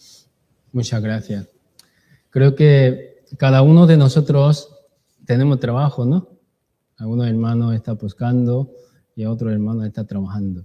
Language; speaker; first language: Spanish; non-native, learner; Chinese